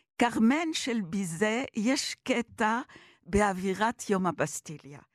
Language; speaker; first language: Hebrew; non-native, fluent; French